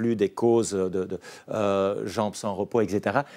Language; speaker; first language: French; native; French